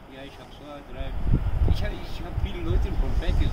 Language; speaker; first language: German; non-native, learner; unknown